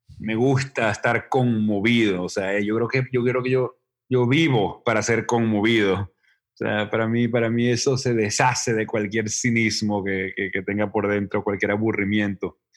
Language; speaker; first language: Spanish; native; Spanish